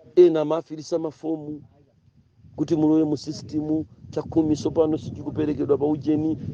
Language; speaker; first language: Nyanja; non-native, local second language; Tumbuka